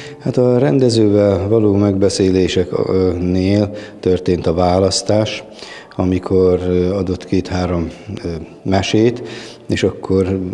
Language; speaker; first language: Hungarian; native; Hungarian